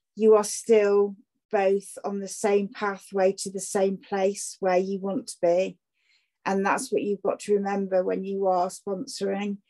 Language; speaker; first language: English; native; English